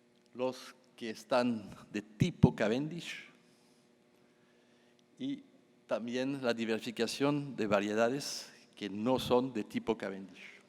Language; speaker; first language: Spanish; non-native, fluent; French